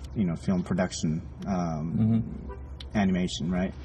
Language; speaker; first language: English; non-native, fluent; Japanese